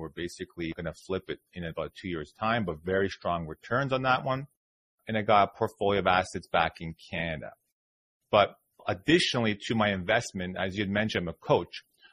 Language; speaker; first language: English; native; English